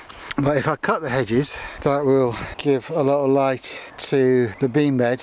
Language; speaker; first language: English; native; English